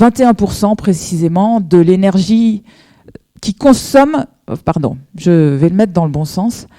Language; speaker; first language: French; native; French